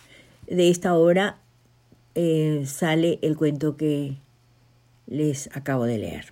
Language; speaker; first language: Spanish; native; Spanish